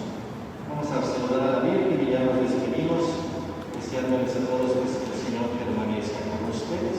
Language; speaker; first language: Spanish; native; Spanish